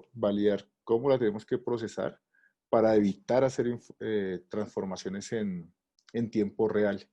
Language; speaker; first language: Spanish; native; Spanish